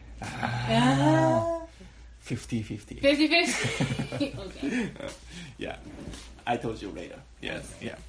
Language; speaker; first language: English; non-native, learner; Japanese